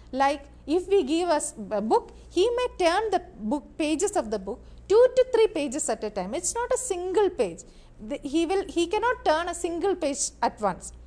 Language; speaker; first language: English; non-native, local second language; Malayalam